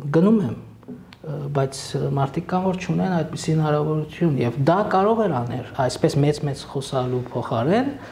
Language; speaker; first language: Armenian; early bilingual, heritage; Armenian